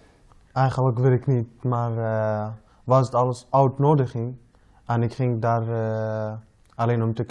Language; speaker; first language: Dutch; non-native, learner; Arabic